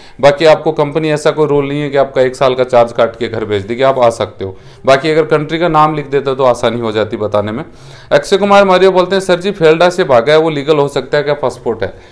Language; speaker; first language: Hindi; native; Hindi